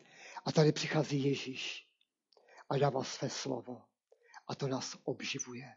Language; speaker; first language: Czech; non-native, local second language; Polish